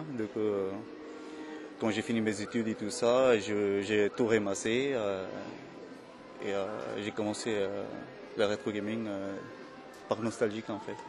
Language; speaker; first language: French; non-native, fluent; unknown